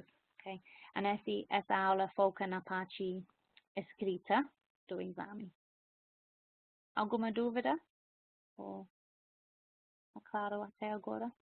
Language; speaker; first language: Portuguese; non-native, fluent; English